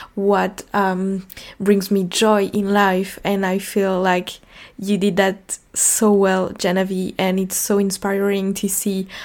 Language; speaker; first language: English; non-native, fluent; French